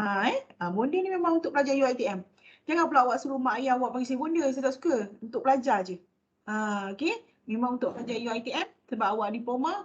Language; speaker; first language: Malay; native; Malay